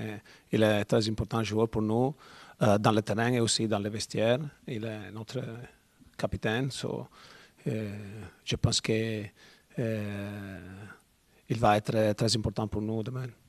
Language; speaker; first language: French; non-native, learner; Italian